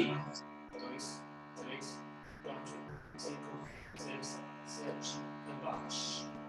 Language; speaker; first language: Portuguese; non-native, learner; English